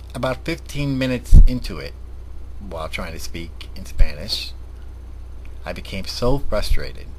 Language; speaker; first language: English; early bilingual, other home language; Spanish